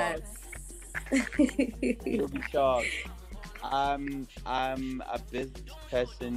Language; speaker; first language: English; non-native, local second language; Zulu